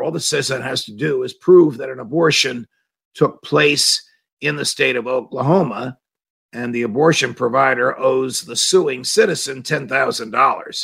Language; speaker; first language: English; native; English